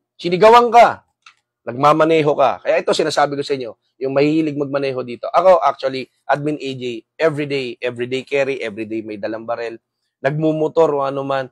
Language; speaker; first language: Filipino; non-native, local second language; Waray